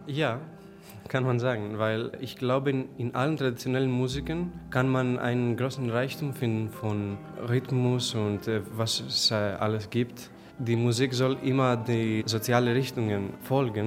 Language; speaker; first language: German; non-native, fluent; Greek